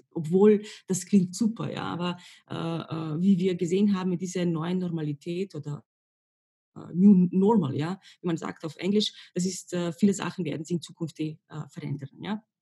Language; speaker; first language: German; non-native, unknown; Slovenian